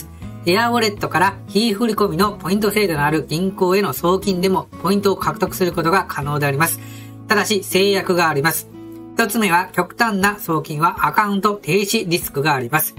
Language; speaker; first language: Japanese; native; Japanese